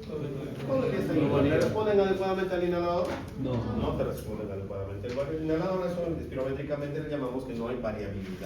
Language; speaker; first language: Spanish; native; Spanish